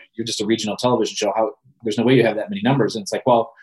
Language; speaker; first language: English; native; English